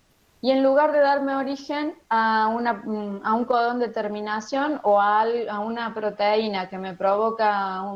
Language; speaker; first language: Spanish; native; Spanish